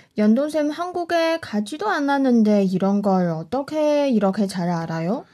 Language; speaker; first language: Korean; non-native, fluent; Chinese